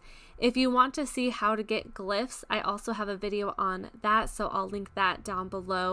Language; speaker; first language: English; native; English